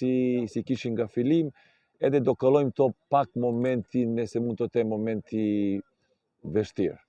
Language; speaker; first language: Albanian; non-native, learner; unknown